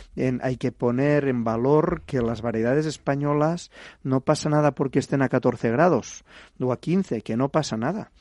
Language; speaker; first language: Spanish; native; Spanish